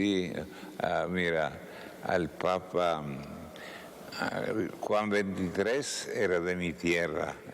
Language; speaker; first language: Spanish; non-native, fluent; Italian